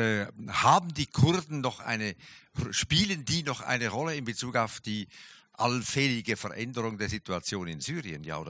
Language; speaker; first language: German; native; German